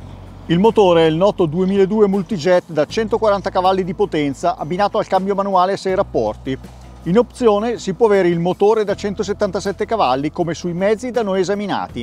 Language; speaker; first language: Italian; native; Italian